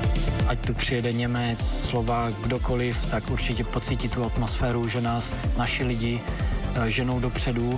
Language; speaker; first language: Czech; native; Czech